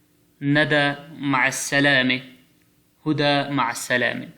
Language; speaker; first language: Arabic; non-native, fluent; Pashto